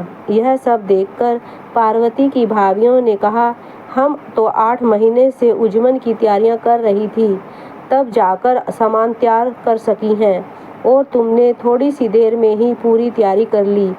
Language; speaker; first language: Hindi; native; Hindi